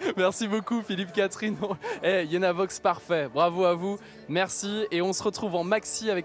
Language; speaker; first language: French; native; French